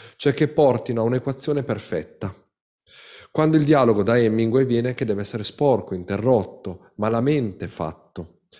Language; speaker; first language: Italian; native; Italian